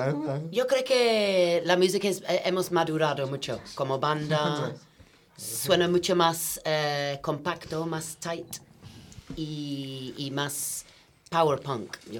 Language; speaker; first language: Spanish; non-native, fluent; English